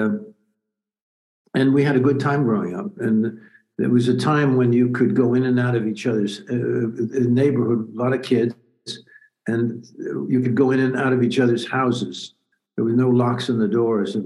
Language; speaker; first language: English; native; English